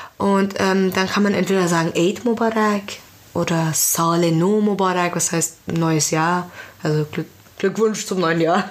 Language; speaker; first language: German; early bilingual, other home language; Persian